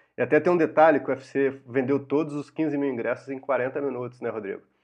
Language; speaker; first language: Portuguese; native; Portuguese